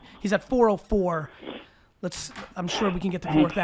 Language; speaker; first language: English; early bilingual, other home language; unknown